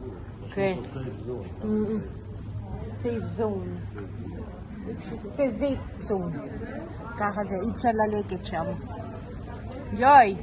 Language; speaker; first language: Hebrew; non-native, learner; Filipino